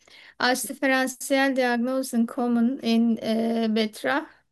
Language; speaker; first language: German; non-native, learner; Turkish